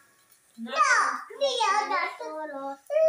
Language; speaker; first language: Italian; early bilingual, heritage; Filipino